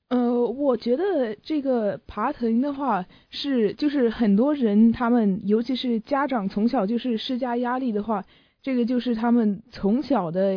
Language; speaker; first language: Chinese; early bilingual, heritage; Chinese